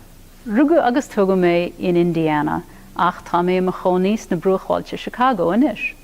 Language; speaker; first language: Irish; non-native, fluent; English